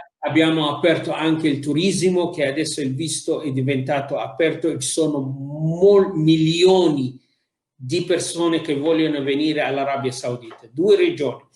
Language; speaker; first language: Italian; non-native, fluent; Arabic